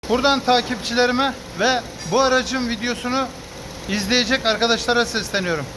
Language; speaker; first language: Turkish; native; Turkish